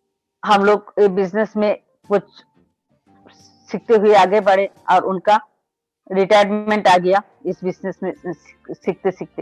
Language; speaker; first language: Hindi; non-native, local second language; Bangla